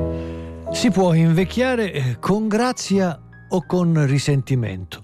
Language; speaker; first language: Italian; native; Italian